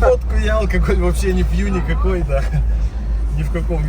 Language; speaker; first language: Russian; native; Russian